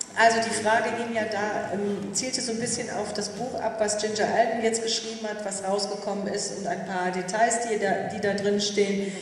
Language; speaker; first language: German; native; German